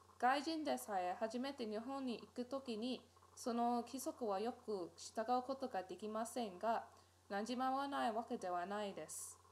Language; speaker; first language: Japanese; non-native, learner; English